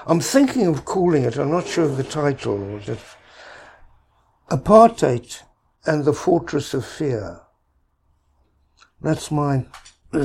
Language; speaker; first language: English; native; English